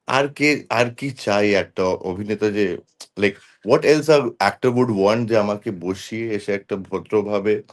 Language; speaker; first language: Bangla; non-native, local second language; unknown